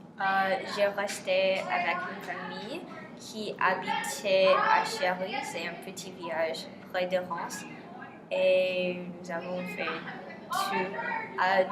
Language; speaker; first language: French; non-native, learner; English